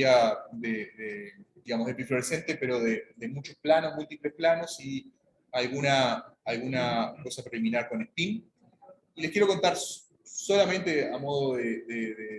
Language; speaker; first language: Spanish; native; Spanish